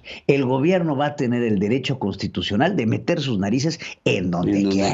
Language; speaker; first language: Spanish; native; Spanish